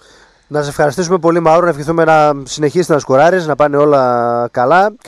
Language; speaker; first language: Greek; native; Greek